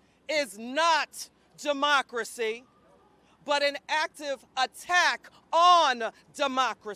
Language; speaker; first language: English; native; English